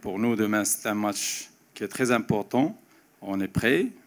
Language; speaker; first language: French; non-native, local second language; Arabic